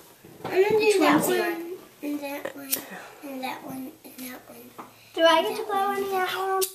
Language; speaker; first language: English; native; English